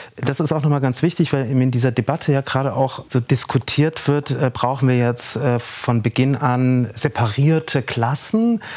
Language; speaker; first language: German; native; German